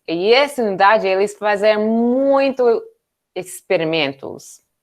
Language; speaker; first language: Portuguese; non-native, learner; English